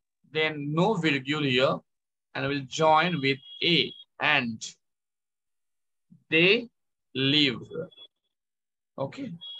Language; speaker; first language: English; non-native, local second language; Bangla